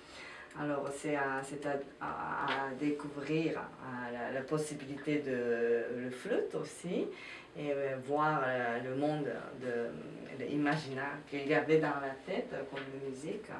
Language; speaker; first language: French; non-native, fluent; Japanese